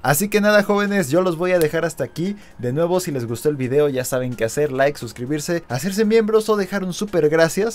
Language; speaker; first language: Spanish; native; Spanish